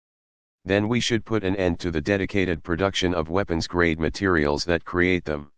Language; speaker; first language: English; native; English